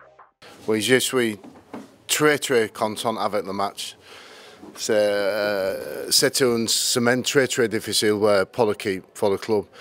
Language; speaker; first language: French; non-native, learner; English